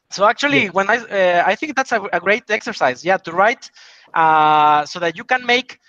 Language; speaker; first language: English; non-native, fluent; Spanish